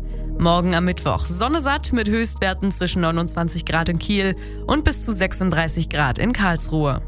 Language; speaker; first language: German; native; German